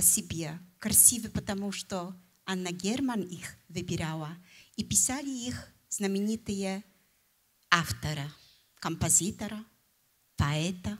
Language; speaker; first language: Russian; non-native, fluent; Polish